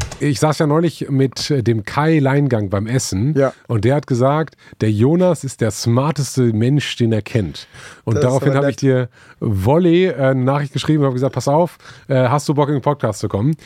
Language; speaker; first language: German; native; German